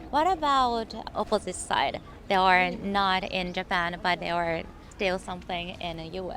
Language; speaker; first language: English; non-native, learner; Japanese